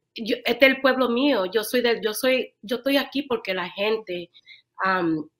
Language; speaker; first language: Spanish; early bilingual, heritage; Spanish